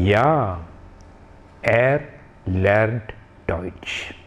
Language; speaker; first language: German; non-native, fluent; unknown